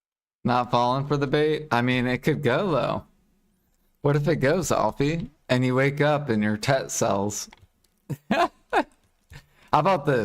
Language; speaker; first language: English; native; English